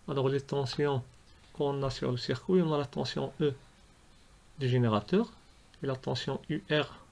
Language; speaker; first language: French; non-native, local second language; Arabic